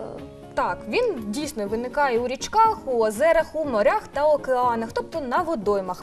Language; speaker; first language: Ukrainian; native; Ukrainian